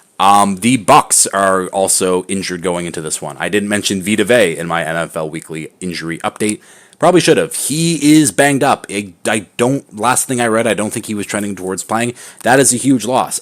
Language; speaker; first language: English; native; English